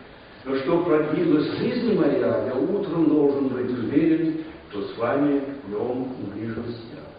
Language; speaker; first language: Russian; non-native, fluent; English